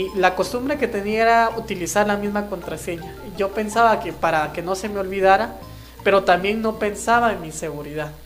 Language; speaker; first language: Spanish; non-native, local second language; Kaqchikel